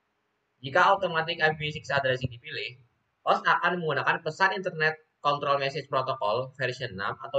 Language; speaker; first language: Indonesian; native; Indonesian